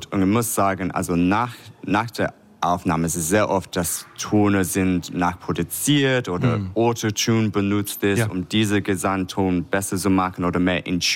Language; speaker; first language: German; non-native, fluent; English